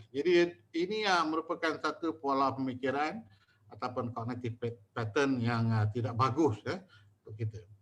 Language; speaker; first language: Malay; native; Malay